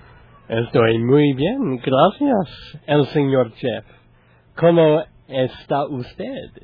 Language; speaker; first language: Spanish; non-native, learner; English